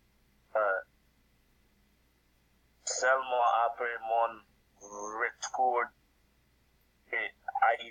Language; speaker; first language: French; non-native, learner; English